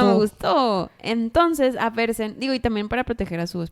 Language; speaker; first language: Spanish; native; Spanish